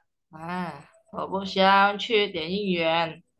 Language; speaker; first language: Chinese; non-native, fluent; Indonesian